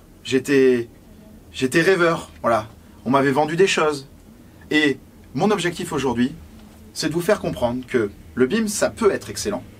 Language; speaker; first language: French; native; French